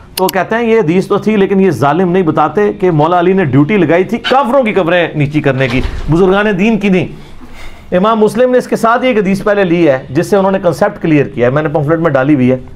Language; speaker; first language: Urdu; non-native, local second language; Punjabi